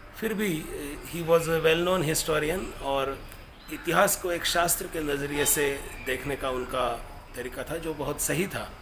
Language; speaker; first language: Hindi; non-native, local second language; Marathi